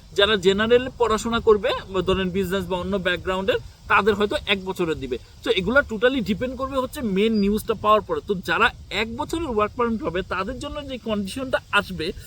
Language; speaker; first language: Bangla; native; Bangla